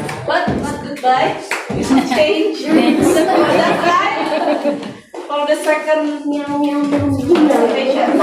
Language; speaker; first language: English; non-native, fluent; Indonesian